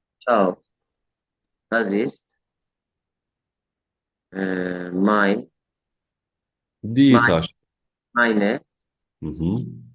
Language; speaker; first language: German; non-native, learner; Turkish